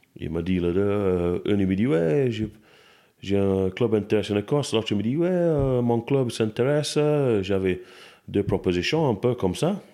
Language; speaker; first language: French; non-native, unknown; English